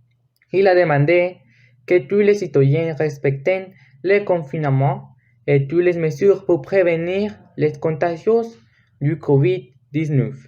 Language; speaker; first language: French; non-native, learner; Spanish